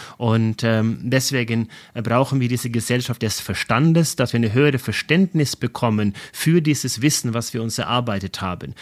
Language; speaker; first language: German; non-native, fluent; Norwegian